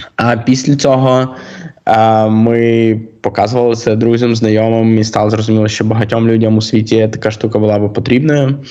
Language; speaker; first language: Ukrainian; native; Ukrainian